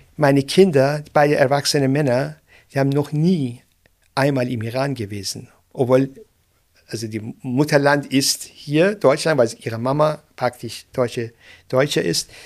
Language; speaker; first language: German; non-native, fluent; Persian